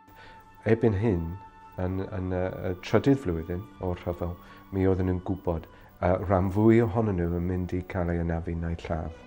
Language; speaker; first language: Welsh; non-native, fluent; English